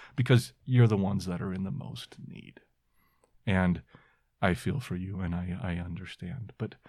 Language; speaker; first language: English; native; English